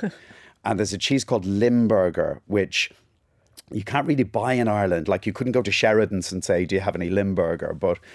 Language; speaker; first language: English; native; English